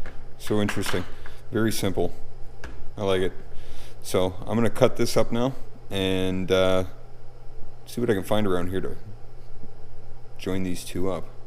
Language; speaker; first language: English; native; English